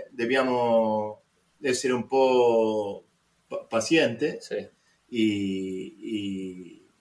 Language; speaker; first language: Italian; non-native, learner; Spanish